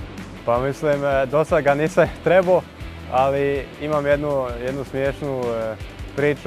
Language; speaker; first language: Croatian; early bilingual, heritage; Croatian